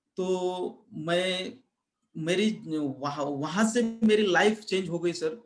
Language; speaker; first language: Hindi; non-native, local second language; Marathi